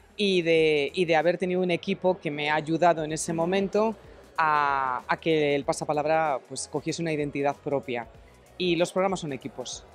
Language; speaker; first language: Spanish; native; Spanish